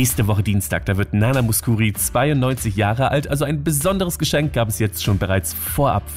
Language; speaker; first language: German; native; German